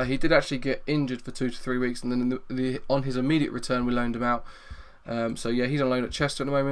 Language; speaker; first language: English; native; English